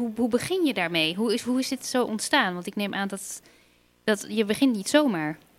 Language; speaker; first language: Dutch; native; Dutch